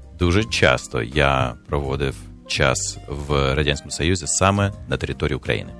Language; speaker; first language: Ukrainian; native; Ukrainian